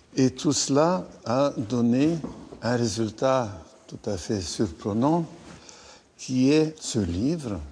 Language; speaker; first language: French; native; French